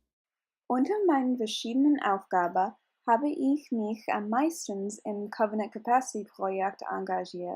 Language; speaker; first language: German; non-native, learner; English